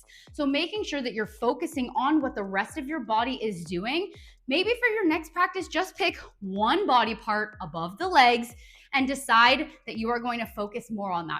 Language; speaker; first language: English; native; English